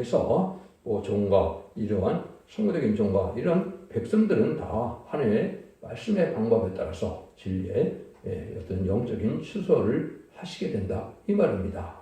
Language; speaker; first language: Korean; native; Korean